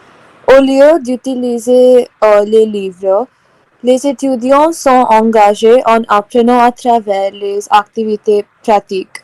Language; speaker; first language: French; non-native, learner; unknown